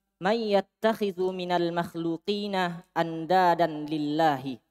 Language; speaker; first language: Arabic; non-native, learner; Indonesian